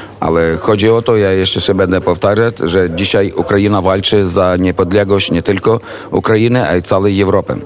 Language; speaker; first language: Polish; non-native, learner; Ukrainian